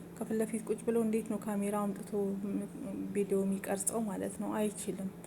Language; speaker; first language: Amharic; native; Amharic